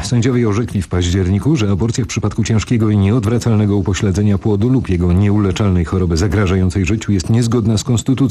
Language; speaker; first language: Polish; native; Polish